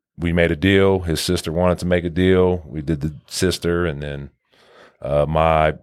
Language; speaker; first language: English; native; English